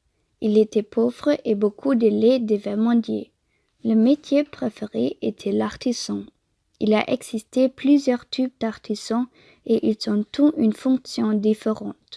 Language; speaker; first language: French; non-native, learner; German